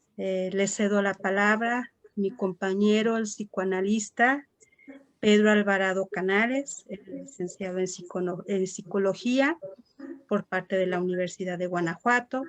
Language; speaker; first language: Spanish; native; Spanish